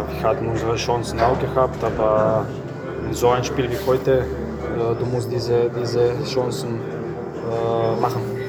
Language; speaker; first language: German; non-native, fluent; Croatian